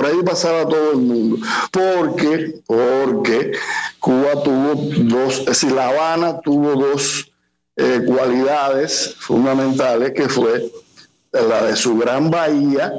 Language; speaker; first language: Spanish; native; Spanish